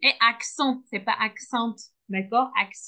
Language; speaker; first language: French; non-native, fluent; Turkish